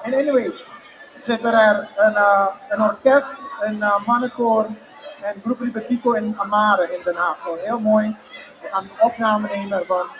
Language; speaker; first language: Dutch; non-native, local second language; Papiamento